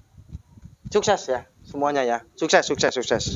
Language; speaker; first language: Indonesian; native; Indonesian